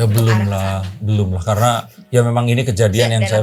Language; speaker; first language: Indonesian; native; Indonesian